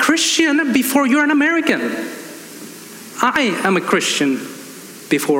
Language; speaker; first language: English; non-native, fluent; Spanish